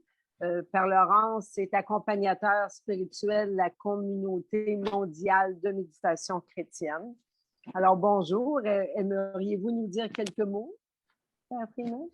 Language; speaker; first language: French; native; French